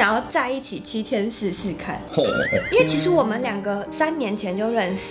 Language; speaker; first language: Chinese; native; Chinese